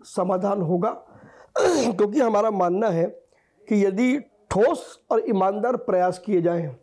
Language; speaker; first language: Hindi; native; Hindi